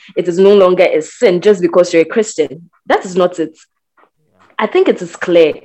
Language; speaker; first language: English; non-native, local second language; Akan